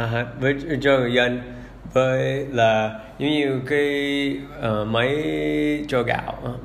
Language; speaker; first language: Vietnamese; early bilingual, heritage; English